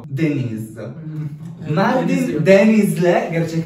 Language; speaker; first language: Turkish; non-native, learner; Italian